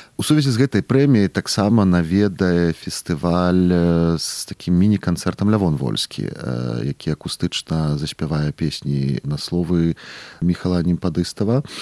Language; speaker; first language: Belarusian; native; Belarusian